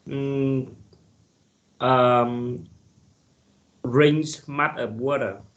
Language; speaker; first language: English; non-native, learner; Vietnamese